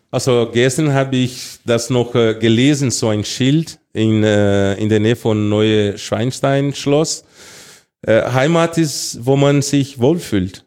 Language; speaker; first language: German; non-native, fluent; Portuguese